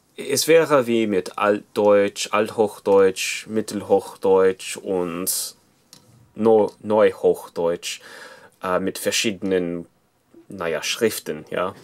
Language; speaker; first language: German; non-native, fluent; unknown